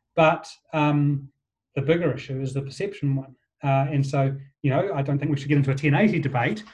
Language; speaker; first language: English; native; English